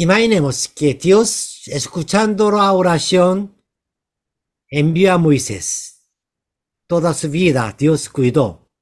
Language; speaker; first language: Spanish; non-native, learner; Korean